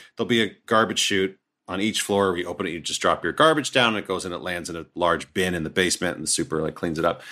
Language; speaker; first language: English; native; English